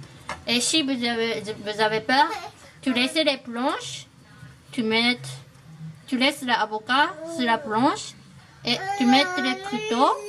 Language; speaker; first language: French; non-native, learner; Japanese